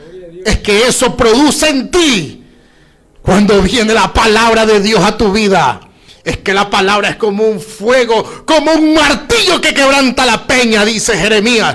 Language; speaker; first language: Spanish; native; Spanish